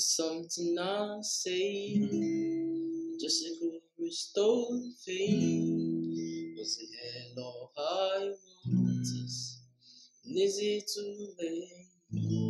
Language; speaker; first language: English; non-native, local second language; Igbo